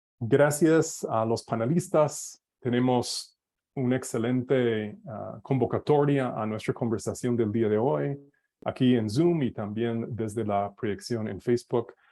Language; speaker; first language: Spanish; non-native, fluent; English